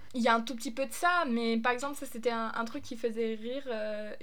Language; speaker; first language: French; non-native, fluent; German